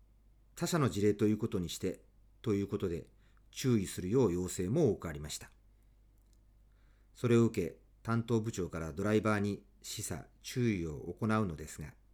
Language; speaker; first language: Japanese; native; Japanese